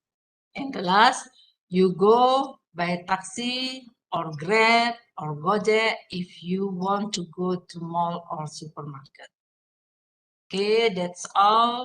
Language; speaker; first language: English; non-native, fluent; Indonesian